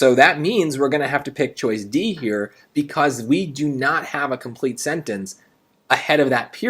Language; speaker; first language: English; native; English